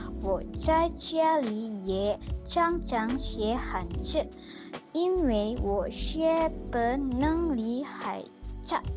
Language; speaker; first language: Chinese; non-native, learner; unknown